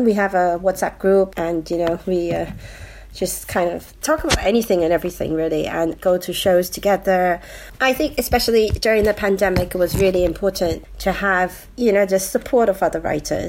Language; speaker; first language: English; non-native, local second language; Cantonese